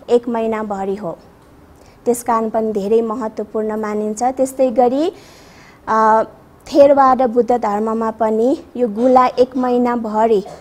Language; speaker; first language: Nepali; non-native, local second language; Newari